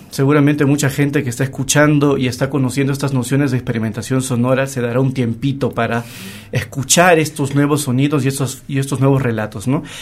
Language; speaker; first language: Spanish; native; Spanish